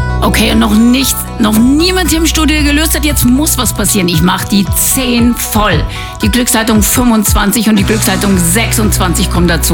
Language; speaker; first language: German; native; German